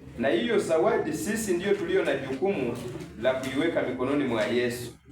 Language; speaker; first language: Swahili; non-native, local second language; Rundi